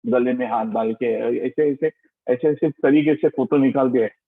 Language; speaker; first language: Hindi; non-native, local second language; Marathi